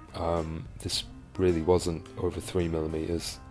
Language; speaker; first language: English; native; English